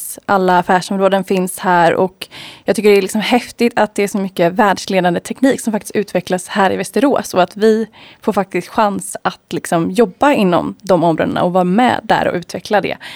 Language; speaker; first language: Swedish; native; Swedish